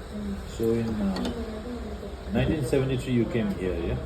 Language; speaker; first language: English; non-native, fluent; Nepali